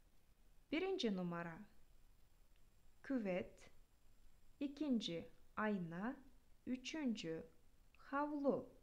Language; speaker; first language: Turkish; non-native, fluent; Kyrgyz